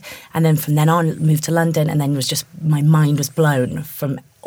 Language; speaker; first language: English; native; English